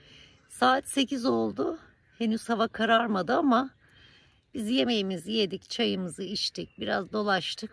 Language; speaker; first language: Turkish; native; Turkish